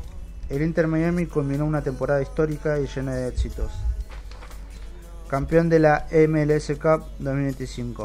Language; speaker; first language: Spanish; native; Spanish